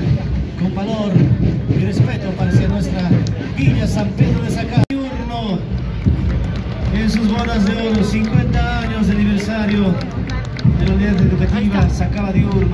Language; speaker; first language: Spanish; native; Spanish